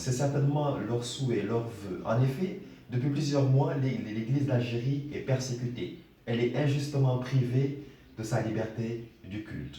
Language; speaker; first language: French; non-native, local second language; Wolof